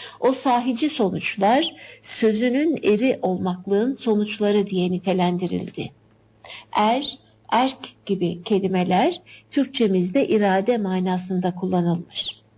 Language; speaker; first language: Turkish; native; Turkish